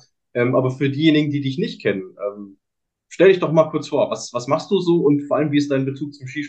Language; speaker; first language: German; native; German